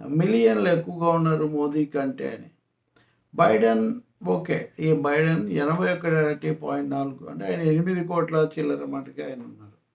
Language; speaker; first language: Telugu; native; Telugu